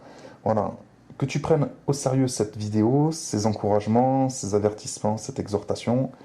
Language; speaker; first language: French; native; French